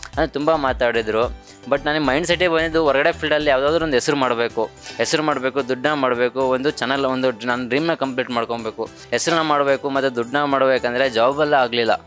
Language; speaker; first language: Kannada; native; Kannada